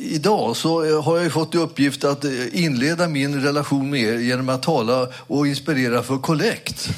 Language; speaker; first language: Swedish; native; Swedish